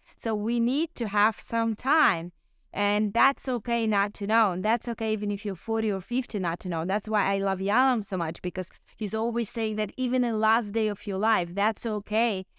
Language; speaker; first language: English; non-native, fluent; Ukrainian